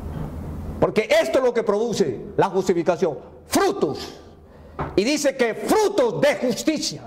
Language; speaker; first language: Spanish; native; Spanish